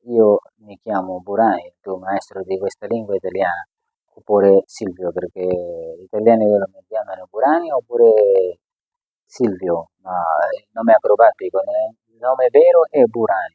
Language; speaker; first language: Italian; non-native, fluent; Swahili